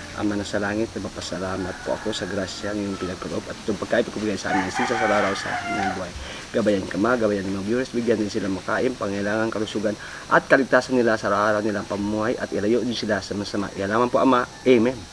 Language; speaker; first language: Filipino; non-native, local second language; Kinaray-a